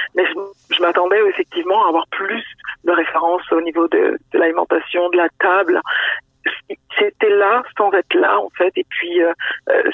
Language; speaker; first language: French; native; French